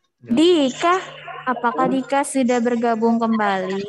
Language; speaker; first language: Indonesian; native; Indonesian